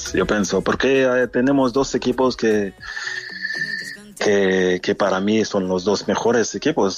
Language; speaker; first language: Spanish; non-native, fluent; French